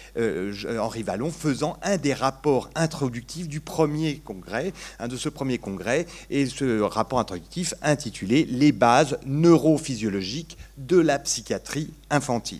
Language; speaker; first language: French; native; French